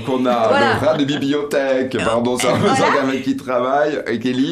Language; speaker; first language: French; native; French